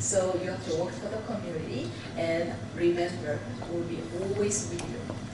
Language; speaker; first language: English; non-native, fluent; Korean